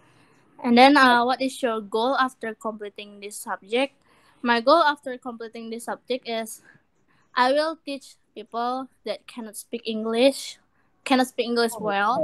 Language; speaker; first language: English; non-native, learner; Indonesian